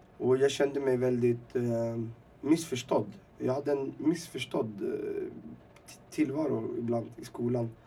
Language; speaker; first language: Swedish; early bilingual, other home language; Arabic